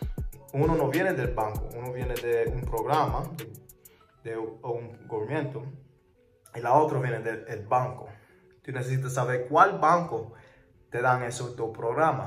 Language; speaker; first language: Spanish; early bilingual, heritage; English